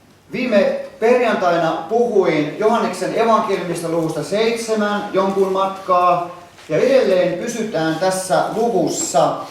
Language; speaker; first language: Finnish; native; Finnish